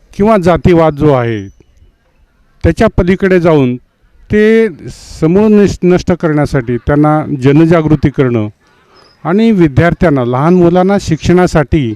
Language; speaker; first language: Marathi; non-native, local second language; Lambadi